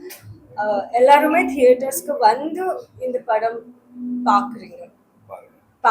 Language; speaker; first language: Tamil; non-native, learner; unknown